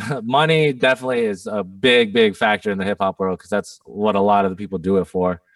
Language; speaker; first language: English; non-native, fluent; German